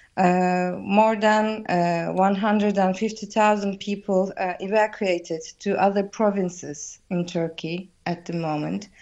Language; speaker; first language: English; non-native, fluent; Turkish